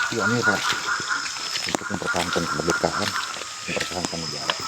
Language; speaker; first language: Indonesian; native; Indonesian